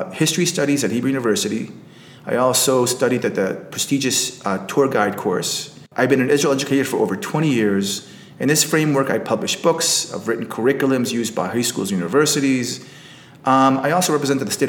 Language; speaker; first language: English; native; English